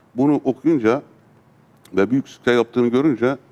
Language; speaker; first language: Turkish; native; Turkish